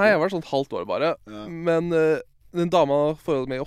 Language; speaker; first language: Norwegian; native; Norwegian